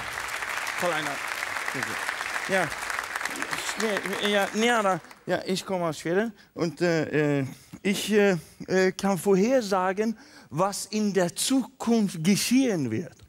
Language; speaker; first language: German; non-native, learner; Swedish